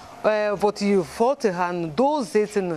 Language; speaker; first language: Dutch; non-native, learner; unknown